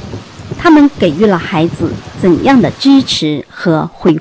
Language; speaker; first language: Chinese; native; Chinese